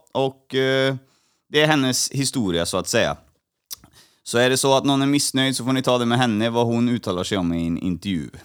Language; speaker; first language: Swedish; native; Swedish